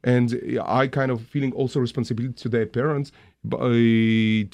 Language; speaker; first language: English; non-native, fluent; Russian